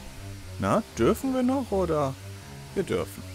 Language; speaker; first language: German; native; German